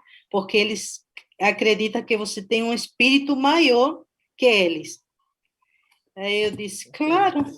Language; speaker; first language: Portuguese; non-native, fluent; Spanish